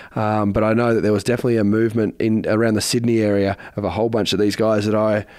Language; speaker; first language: English; native; English